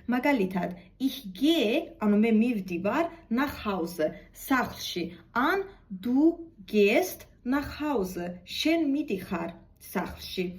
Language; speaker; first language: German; non-native, fluent; Georgian